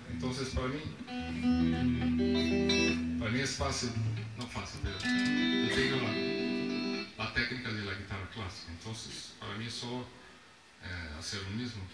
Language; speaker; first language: Spanish; non-native, fluent; Portuguese